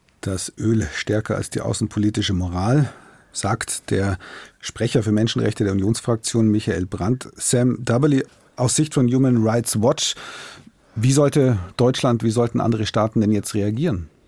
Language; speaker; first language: German; native; German